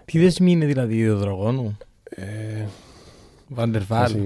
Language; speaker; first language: Greek; native; Greek